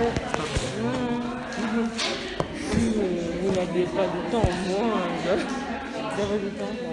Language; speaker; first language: French; non-native, learner; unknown